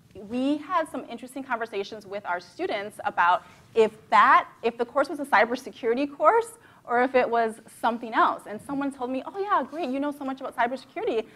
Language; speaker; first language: English; native; English